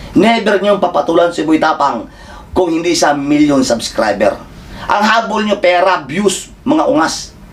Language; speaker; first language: Filipino; non-native, local second language; Cebuano